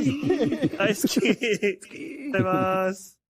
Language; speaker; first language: Japanese; native; Japanese